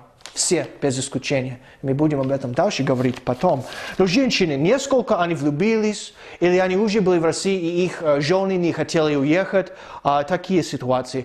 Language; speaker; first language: Russian; non-native, fluent; English